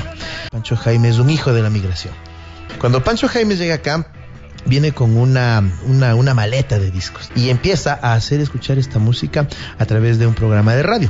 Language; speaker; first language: Spanish; native; Spanish